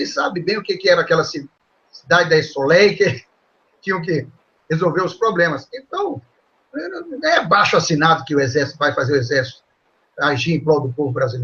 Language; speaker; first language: Portuguese; native; Portuguese